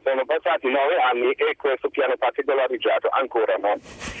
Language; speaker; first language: Italian; non-native, fluent; German